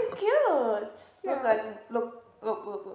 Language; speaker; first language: English; non-native, learner; Indonesian